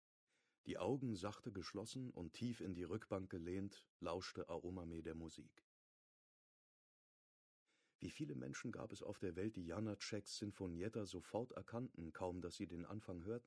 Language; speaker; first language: German; native; German